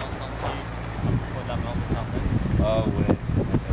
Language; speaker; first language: French; non-native, learner; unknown